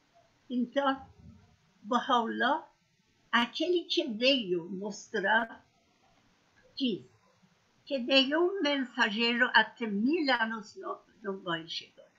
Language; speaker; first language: Portuguese; non-native, learner; Persian